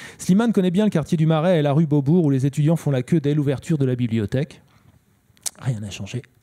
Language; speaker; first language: French; native; French